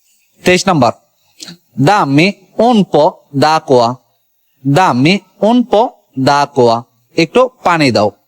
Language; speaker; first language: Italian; non-native, learner; Bangla